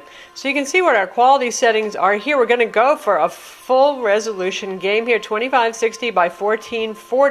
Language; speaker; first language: English; native; English